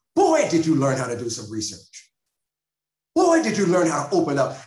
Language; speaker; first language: English; native; English